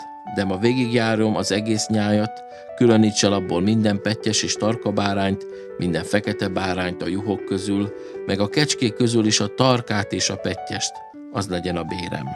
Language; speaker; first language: Hungarian; native; Hungarian